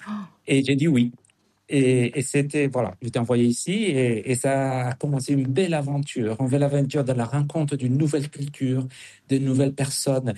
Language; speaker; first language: French; non-native, fluent; Spanish